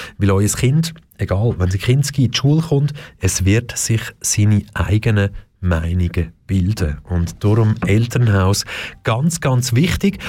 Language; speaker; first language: German; early bilingual, other home language; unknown